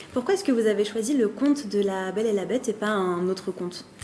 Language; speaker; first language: French; native; French